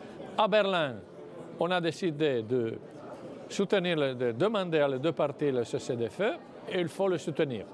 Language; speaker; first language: French; non-native, fluent; Italian